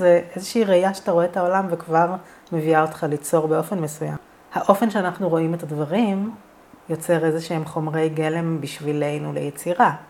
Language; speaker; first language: Hebrew; native; Hebrew